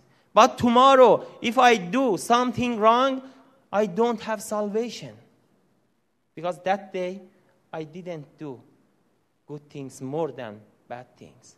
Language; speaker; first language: English; non-native, learner; Persian